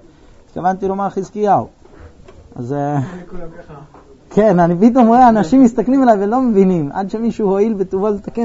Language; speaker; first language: Hebrew; native; Hebrew